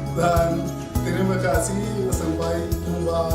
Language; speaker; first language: Indonesian; non-native, learner; Arabic